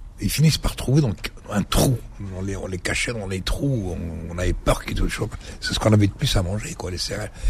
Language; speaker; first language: French; early bilingual, other home language; Arabic